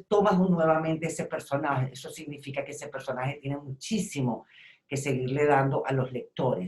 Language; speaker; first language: Spanish; native; Spanish